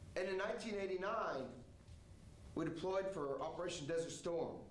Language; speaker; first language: English; native; English